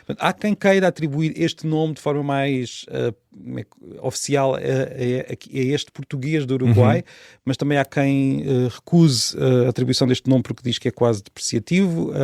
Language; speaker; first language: Portuguese; native; Portuguese